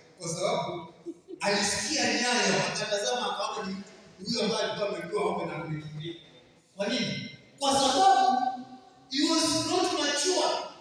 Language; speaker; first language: Swahili; non-native, local second language; Kamba